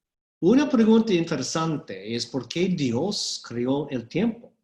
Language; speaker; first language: Spanish; non-native, fluent; English